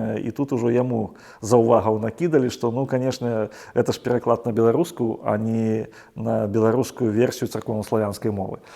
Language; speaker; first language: Belarusian; native; Belarusian